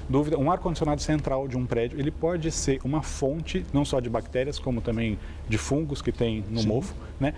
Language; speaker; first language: Portuguese; native; Portuguese